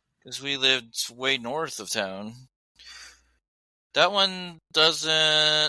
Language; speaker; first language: English; native; English